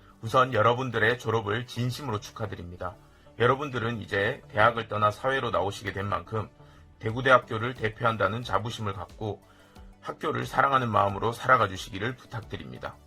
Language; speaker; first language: Korean; native; Korean